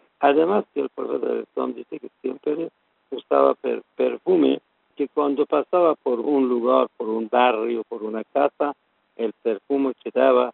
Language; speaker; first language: Spanish; non-native, learner; Persian